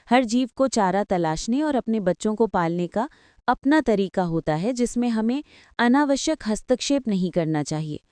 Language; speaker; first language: Hindi; non-native, local second language; Malayalam